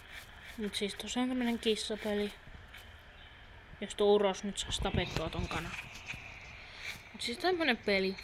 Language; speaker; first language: Finnish; native; Finnish